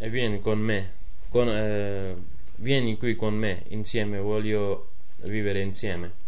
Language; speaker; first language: Italian; non-native, learner; Punjabi